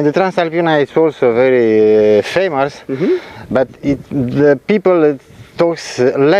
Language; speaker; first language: English; non-native, learner; French